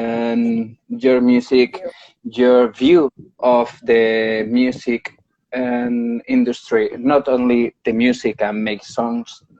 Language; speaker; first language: English; non-native, learner; Spanish